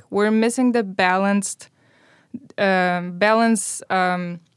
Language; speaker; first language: English; non-native, fluent; Romanian